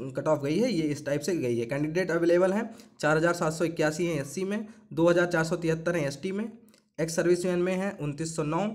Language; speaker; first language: Hindi; native; Hindi